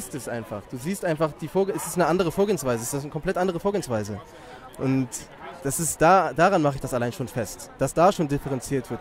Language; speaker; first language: German; native; German